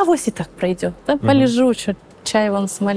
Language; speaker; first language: Russian; native; Russian